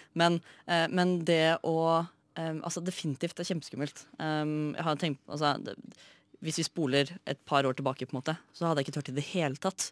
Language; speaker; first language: Norwegian; native; Norwegian